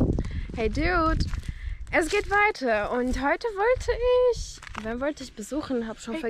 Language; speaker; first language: German; non-native, fluent; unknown